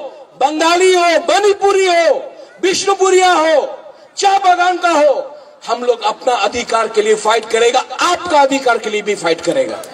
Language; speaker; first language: Hindi; non-native, local second language; Kok Borok